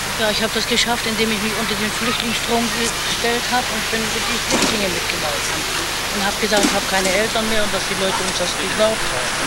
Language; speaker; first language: German; native; German